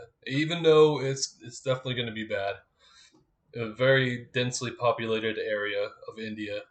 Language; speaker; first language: English; native; English